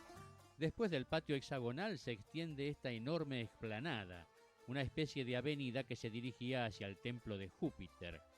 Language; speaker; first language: Spanish; native; Spanish